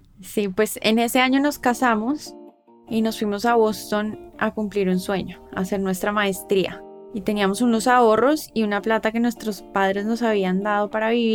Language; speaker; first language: Spanish; native; Spanish